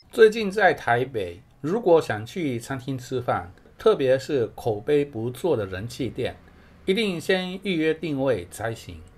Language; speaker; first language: Chinese; non-native, fluent; Japanese